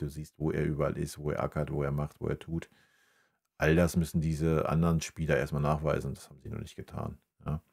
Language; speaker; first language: German; native; German